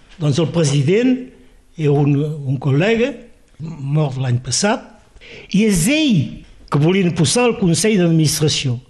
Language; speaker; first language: Catalan; native; Catalan